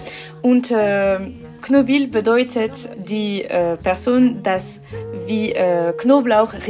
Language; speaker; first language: German; non-native, local second language; French